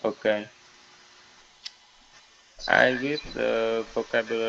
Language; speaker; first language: English; non-native, learner; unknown